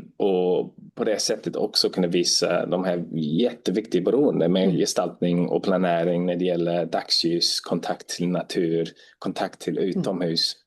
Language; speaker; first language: Swedish; non-native, fluent; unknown